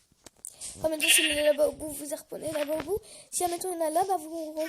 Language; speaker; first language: French; native; French